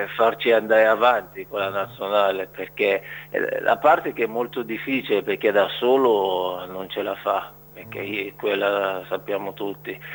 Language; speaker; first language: Italian; non-native, fluent; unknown